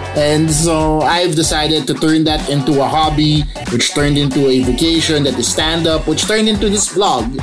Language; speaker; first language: English; non-native, local second language; Filipino